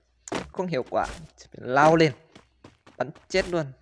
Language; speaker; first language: Vietnamese; native; Vietnamese